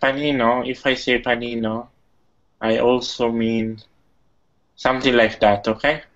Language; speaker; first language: English; non-native, fluent; Italian